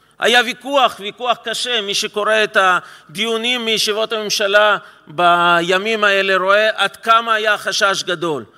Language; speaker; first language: Hebrew; non-native, fluent; Russian